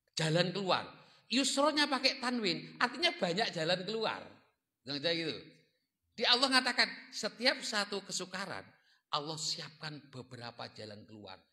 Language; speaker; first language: Indonesian; non-native, local second language; Javanese